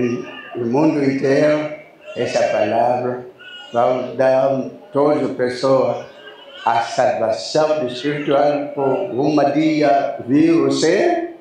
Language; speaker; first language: Portuguese; non-native, learner; Lingala